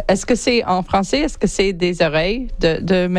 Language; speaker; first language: French; non-native, learner; English